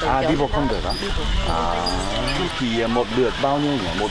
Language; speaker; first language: Vietnamese; non-native, fluent; Korean